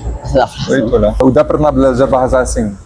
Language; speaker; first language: Indonesian; non-native, learner; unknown